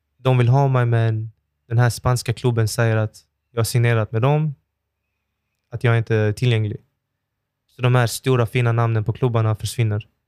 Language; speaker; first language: Swedish; early bilingual, other home language; Persian